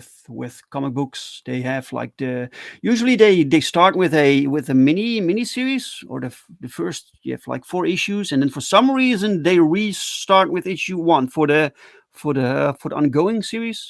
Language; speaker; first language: English; non-native, fluent; Dutch